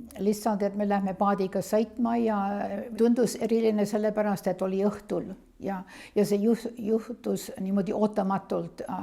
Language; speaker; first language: Estonian; early bilingual, heritage; Estonian